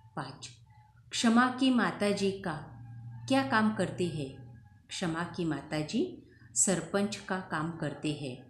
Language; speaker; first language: Hindi; non-native, local second language; Marathi